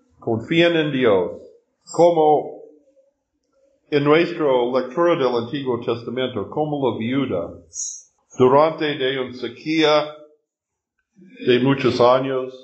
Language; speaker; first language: Spanish; non-native, learner; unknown